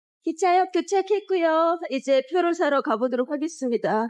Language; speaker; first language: Korean; native; Korean